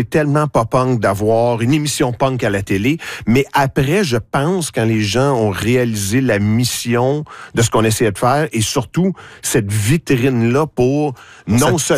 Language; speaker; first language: French; native; French